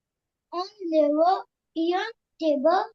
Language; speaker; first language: French; non-native, learner; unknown